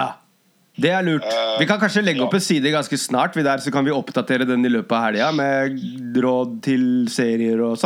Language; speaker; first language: Norwegian; native; Norwegian